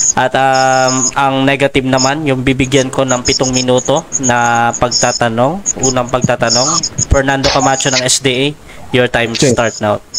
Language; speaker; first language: Filipino; non-native, local second language; Hiligaynon